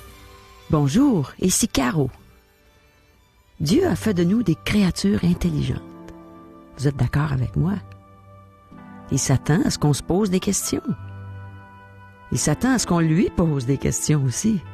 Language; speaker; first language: French; native; French